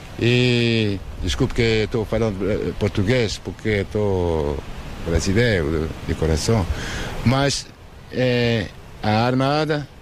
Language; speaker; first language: Portuguese; non-native, learner; French